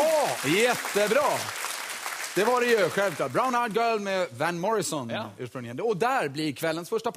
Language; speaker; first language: Swedish; native; Swedish